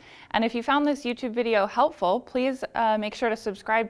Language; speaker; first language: English; native; English